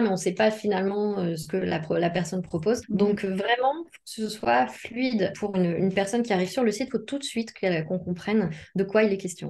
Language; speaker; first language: French; native; French